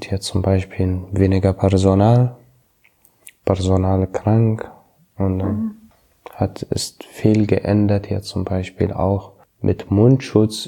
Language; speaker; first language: German; non-native, learner; Arabic